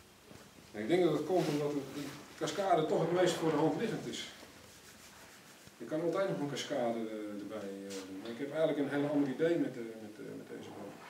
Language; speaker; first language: Dutch; native; Dutch